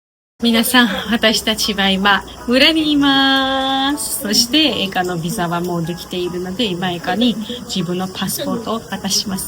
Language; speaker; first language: Japanese; non-native, fluent; Georgian